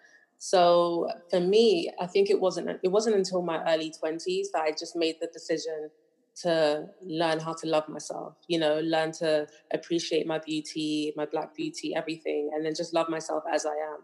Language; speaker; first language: English; native; English